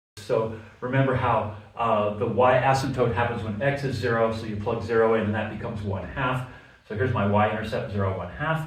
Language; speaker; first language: English; native; English